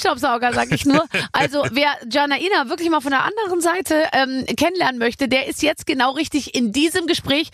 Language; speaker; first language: German; native; German